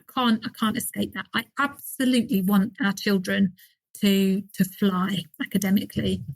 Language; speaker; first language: English; native; English